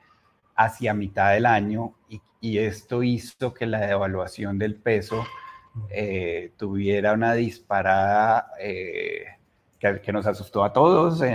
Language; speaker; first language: Spanish; native; Spanish